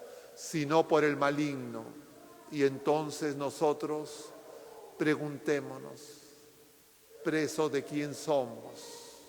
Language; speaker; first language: Spanish; native; Spanish